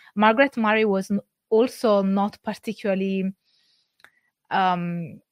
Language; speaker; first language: English; non-native, fluent; Italian